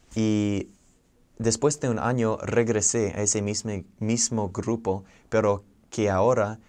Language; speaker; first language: Spanish; non-native, fluent; English